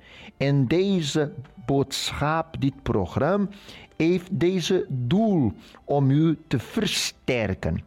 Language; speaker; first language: Dutch; non-native, fluent; Portuguese